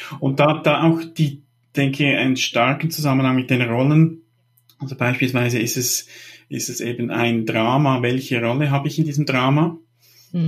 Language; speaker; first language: German; native; German